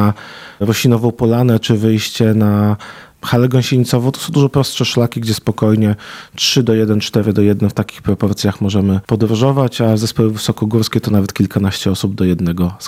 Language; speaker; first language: Polish; native; Polish